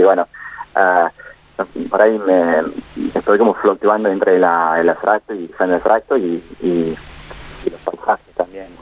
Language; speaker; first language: Spanish; non-native, fluent; English